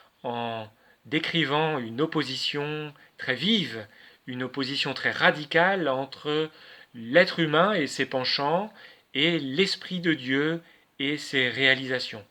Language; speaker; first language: French; native; French